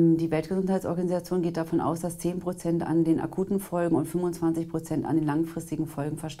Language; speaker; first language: German; native; German